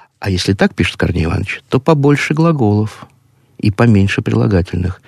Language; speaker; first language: Russian; native; Russian